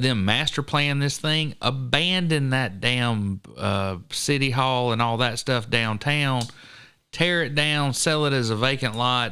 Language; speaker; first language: English; native; English